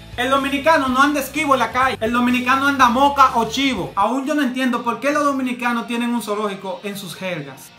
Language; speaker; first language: Spanish; native; Spanish